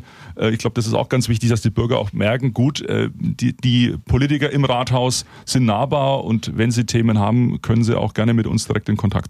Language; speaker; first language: German; native; German